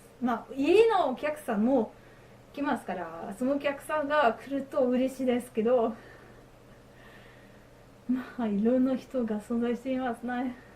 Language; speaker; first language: Japanese; non-native, learner; French